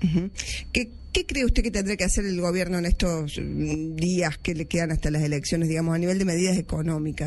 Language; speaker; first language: Spanish; native; Spanish